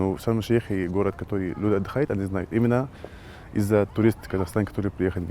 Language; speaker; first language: Russian; non-native, learner; Arabic